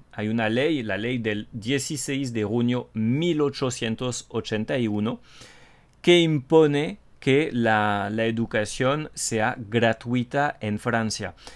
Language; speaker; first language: Spanish; non-native, fluent; French